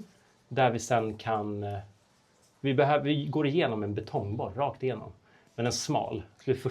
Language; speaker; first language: Swedish; native; Swedish